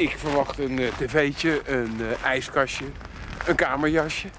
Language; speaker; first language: Dutch; native; Dutch